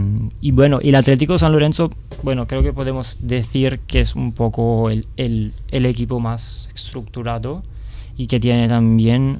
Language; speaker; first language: Spanish; non-native, fluent; Italian